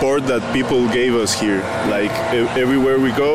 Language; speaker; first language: English; non-native, fluent; Spanish